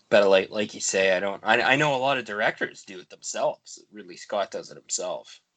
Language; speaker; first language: English; native; English